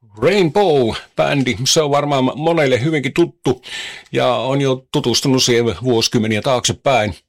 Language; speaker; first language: Finnish; native; Finnish